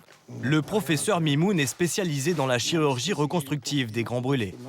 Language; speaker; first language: French; native; French